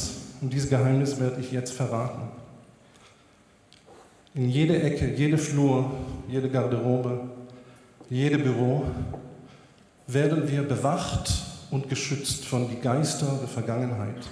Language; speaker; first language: German; non-native, fluent; Hebrew